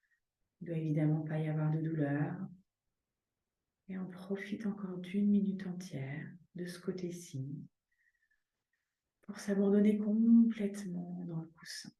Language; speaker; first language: French; native; French